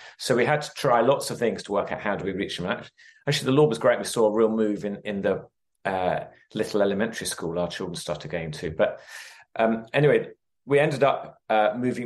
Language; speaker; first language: English; native; English